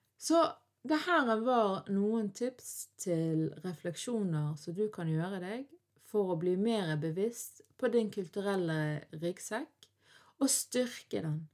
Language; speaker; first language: Norwegian; early bilingual, other home language; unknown